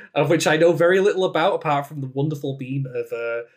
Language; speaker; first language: English; native; English